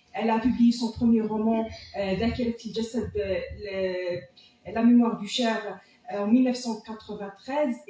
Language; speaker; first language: French; non-native, local second language; Arabic